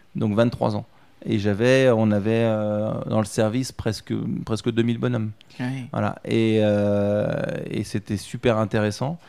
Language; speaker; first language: French; native; French